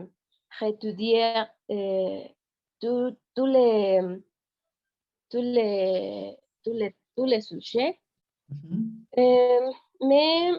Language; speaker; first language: French; non-native, learner; Spanish